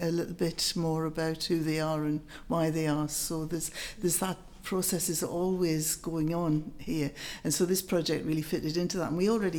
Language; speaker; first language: English; native; English